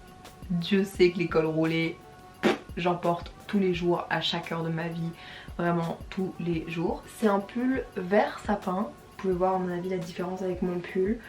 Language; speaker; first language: French; native; French